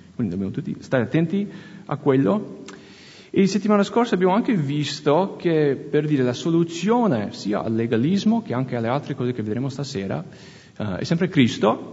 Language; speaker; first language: Italian; non-native, fluent; English